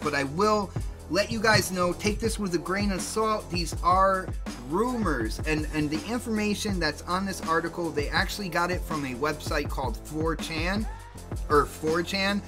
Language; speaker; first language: English; native; English